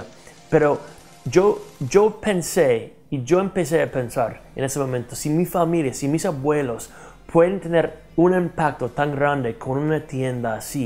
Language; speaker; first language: Spanish; non-native, fluent; English